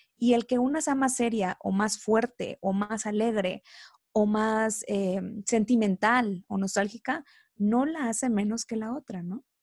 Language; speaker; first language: Spanish; native; Spanish